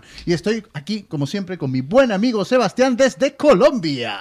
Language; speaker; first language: Spanish; native; Spanish